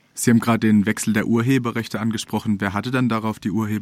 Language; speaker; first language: German; native; German